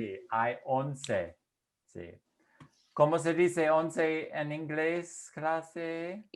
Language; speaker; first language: Spanish; non-native, fluent; English